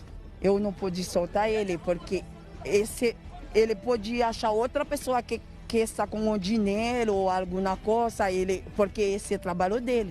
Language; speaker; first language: Portuguese; non-native, learner; Haitian Creole